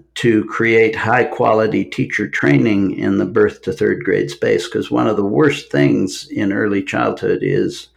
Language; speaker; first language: English; native; English